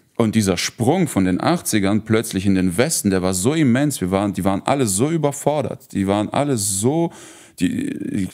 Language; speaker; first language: German; early bilingual, heritage; Russian